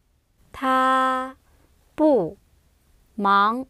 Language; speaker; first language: Chinese; non-native, learner; English